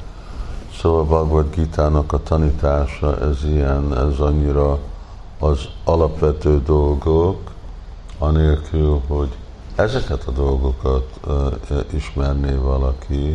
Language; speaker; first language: Hungarian; early bilingual, heritage; Hungarian